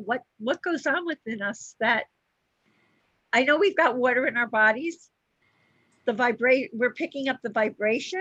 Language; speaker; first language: English; native; English